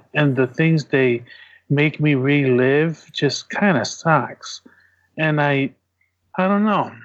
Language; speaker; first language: English; early bilingual, other home language; Tongan